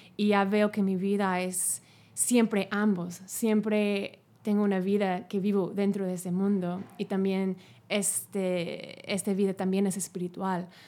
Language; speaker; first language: Spanish; non-native, fluent; English